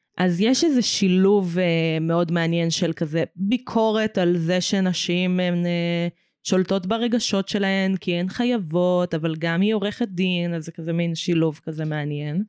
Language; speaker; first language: Hebrew; native; Hebrew